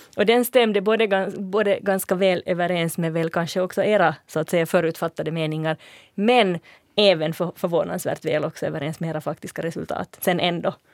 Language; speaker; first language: Swedish; native; Swedish